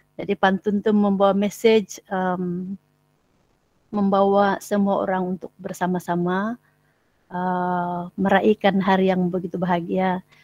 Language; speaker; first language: Malay; non-native, local second language; Central Dusun